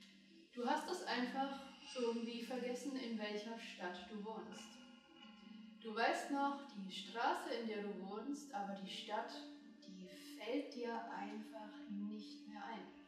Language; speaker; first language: German; native; German